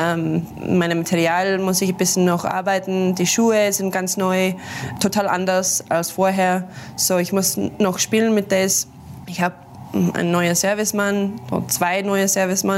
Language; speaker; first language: German; non-native, learner; English